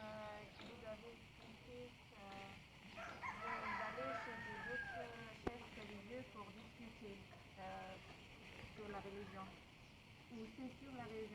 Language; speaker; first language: French; non-native, fluent; German